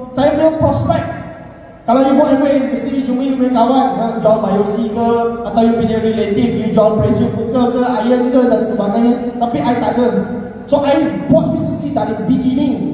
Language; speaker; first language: Malay; non-native, local second language; Chinese